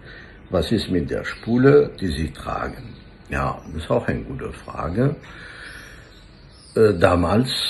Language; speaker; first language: German; non-native, fluent; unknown